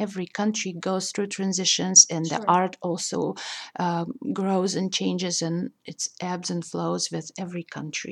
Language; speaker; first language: English; non-native, fluent; Russian